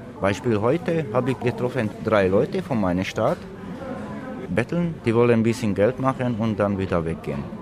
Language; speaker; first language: German; non-native, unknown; Slovak